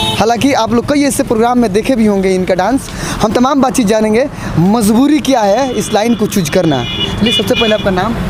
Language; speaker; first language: Hindi; native; Hindi